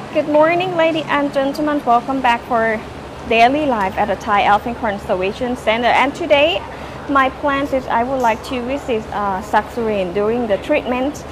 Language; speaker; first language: English; non-native, learner; Thai